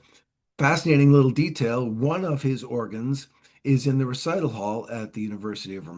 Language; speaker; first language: English; native; English